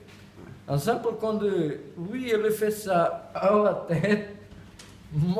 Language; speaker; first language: French; non-native, learner; Portuguese